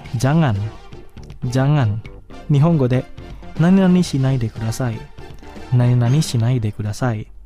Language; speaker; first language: Japanese; non-native, fluent; Indonesian